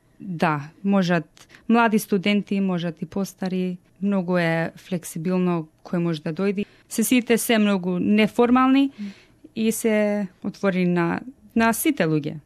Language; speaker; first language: Macedonian; early bilingual, heritage; Macedonian